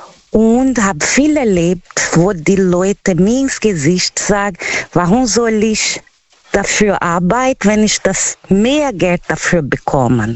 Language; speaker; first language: German; non-native, learner; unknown